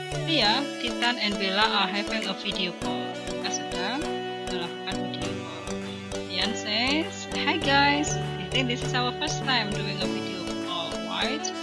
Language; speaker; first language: English; non-native, fluent; Indonesian